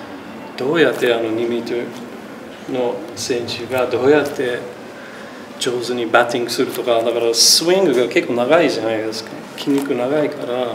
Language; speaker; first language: Japanese; non-native, fluent; English